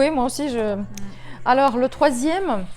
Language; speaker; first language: French; non-native, fluent; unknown